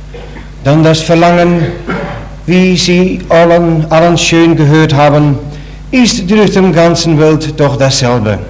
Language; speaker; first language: German; non-native, learner; Dutch